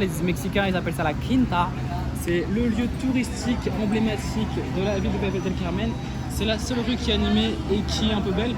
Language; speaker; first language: French; native; French